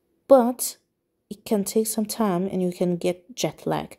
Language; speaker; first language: English; non-native, fluent; Azerbaijani